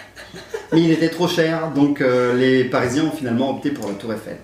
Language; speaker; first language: French; native; French